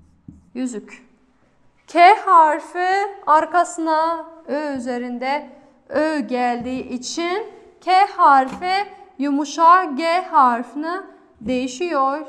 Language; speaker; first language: Turkish; non-native, fluent; Kazakh